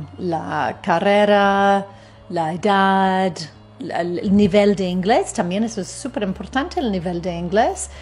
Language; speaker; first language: Spanish; non-native, fluent; English